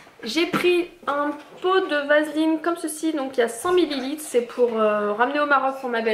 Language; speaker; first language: French; native; French